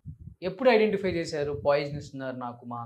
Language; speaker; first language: Telugu; native; Telugu